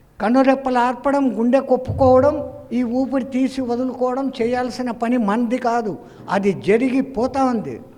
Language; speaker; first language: Telugu; non-native, fluent; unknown